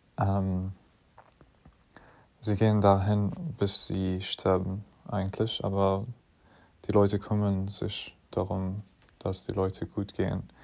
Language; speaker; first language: German; non-native, fluent; English